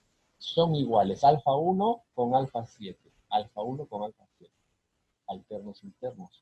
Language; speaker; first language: Spanish; native; Spanish